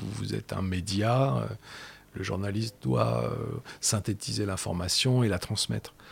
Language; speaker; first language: French; native; French